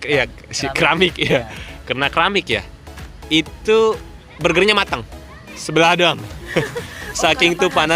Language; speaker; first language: Indonesian; early bilingual, heritage; Indonesian